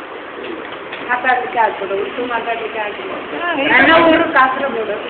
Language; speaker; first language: Kannada; non-native, local second language; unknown